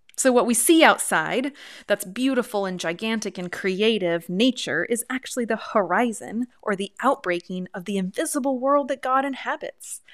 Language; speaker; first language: English; native; English